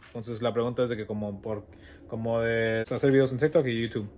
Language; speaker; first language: Spanish; early bilingual, heritage; Spanish